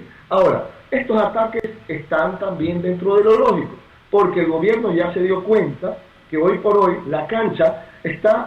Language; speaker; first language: Spanish; native; Spanish